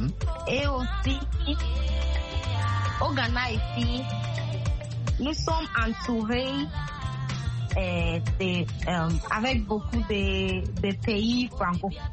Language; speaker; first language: French; non-native, learner; Akan